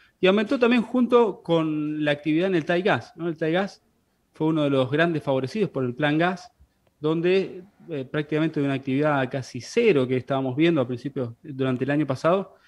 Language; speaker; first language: Spanish; native; Spanish